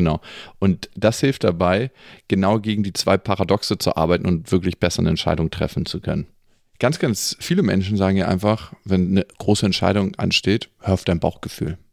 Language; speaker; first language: German; native; German